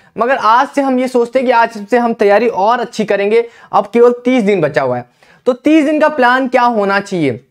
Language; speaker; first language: Hindi; native; Hindi